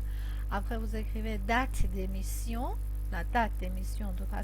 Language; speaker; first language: French; non-native, fluent; Persian